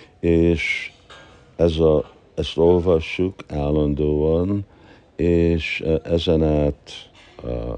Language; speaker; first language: Hungarian; early bilingual, heritage; Hungarian